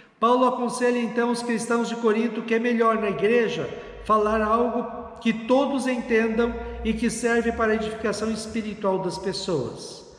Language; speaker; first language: Portuguese; native; Portuguese